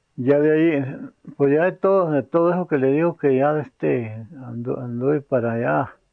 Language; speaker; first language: Spanish; native; Spanish